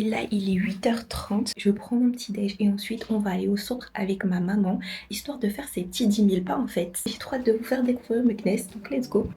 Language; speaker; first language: French; non-native, local second language; Arabic